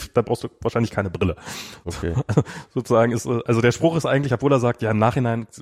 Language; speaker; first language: German; native; German